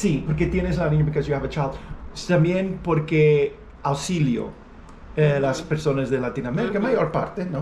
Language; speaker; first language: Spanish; non-native, learner; English